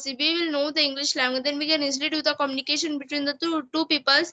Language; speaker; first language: English; non-native, learner; Hindi